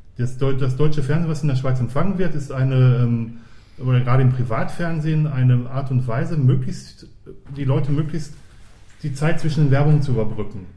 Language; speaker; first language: German; native; German